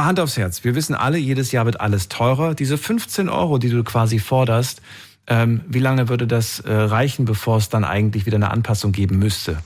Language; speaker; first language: German; native; German